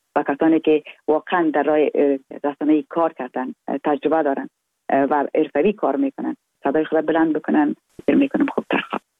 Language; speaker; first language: Persian; native; Persian